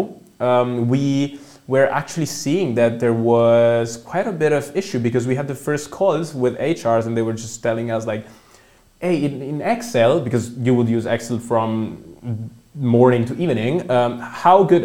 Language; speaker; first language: English; non-native, fluent; Italian